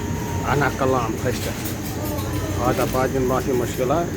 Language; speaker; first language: Arabic; non-native, learner; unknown